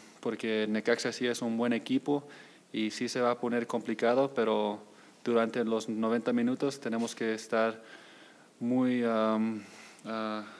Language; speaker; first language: Spanish; early bilingual, heritage; Spanish